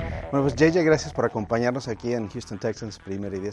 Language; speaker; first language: Spanish; native; Spanish